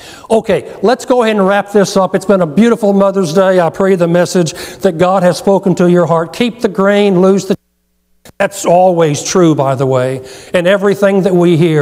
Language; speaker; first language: English; native; English